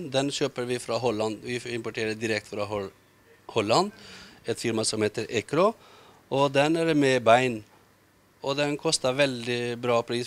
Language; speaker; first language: Norwegian; non-native, learner; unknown